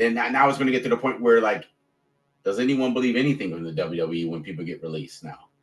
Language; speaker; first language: English; native; English